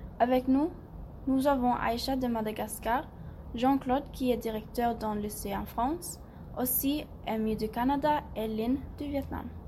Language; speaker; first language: French; non-native, learner; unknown